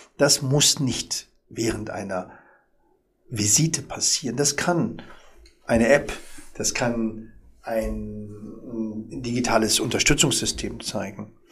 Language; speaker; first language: German; early bilingual, other home language; Arabic